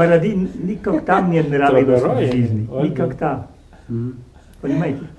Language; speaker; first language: Russian; non-native, learner; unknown